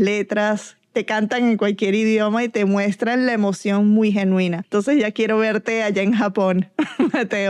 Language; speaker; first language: Spanish; native; Spanish